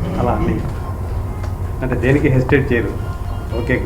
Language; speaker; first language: Telugu; native; Telugu